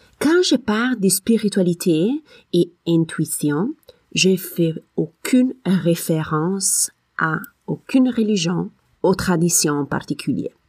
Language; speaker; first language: French; non-native, fluent; Italian